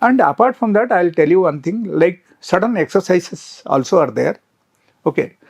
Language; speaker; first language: English; non-native, local second language; Telugu